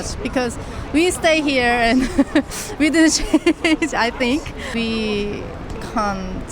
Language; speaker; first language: English; non-native, learner; Korean